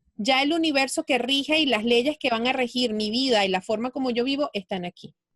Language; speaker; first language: Spanish; native; Spanish